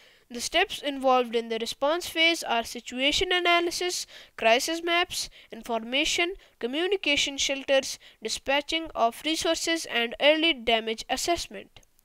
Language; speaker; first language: English; non-native, local second language; Urdu